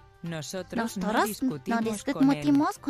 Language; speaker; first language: Spanish; non-native, learner; Japanese